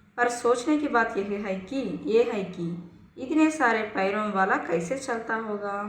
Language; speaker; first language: Hindi; non-native, local second language; Telugu